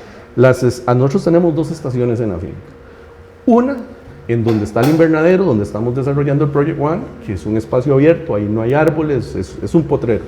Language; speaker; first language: Spanish; native; Spanish